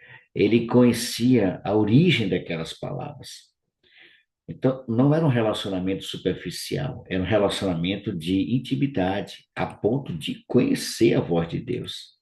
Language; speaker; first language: Portuguese; native; Portuguese